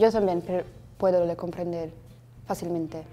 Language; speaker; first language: Spanish; non-native, learner; Portuguese